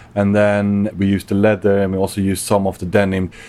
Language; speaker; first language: English; non-native, fluent; Swedish